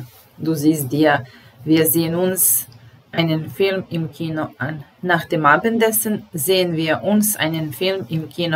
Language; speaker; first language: German; non-native, fluent; Serbian